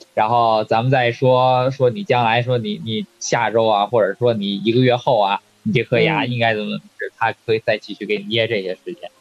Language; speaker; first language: Chinese; native; Chinese